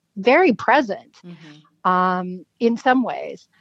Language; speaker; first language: English; native; English